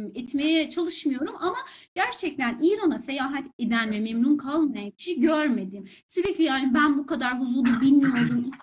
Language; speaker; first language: Turkish; non-native, fluent; Persian